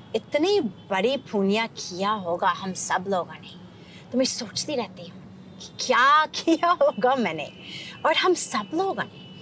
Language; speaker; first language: Hindi; non-native, fluent; English